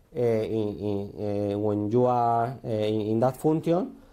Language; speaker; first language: English; non-native, learner; Spanish